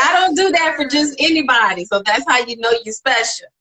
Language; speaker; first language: English; native; English